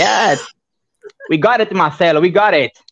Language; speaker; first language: English; non-native, fluent; Portuguese